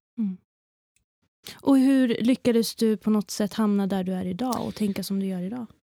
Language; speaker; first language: Swedish; native; Swedish